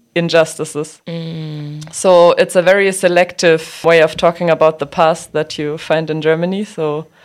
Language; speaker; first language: English; non-native, fluent; German